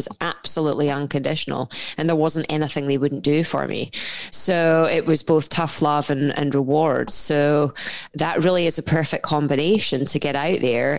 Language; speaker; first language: English; native; English